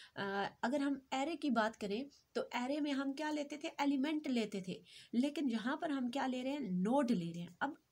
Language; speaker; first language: Urdu; native; Urdu